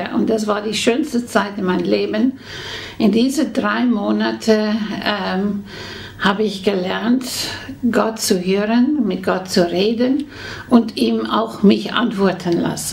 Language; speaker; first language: German; non-native, fluent; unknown